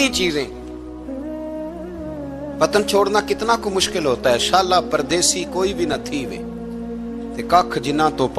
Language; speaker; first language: Urdu; native; Urdu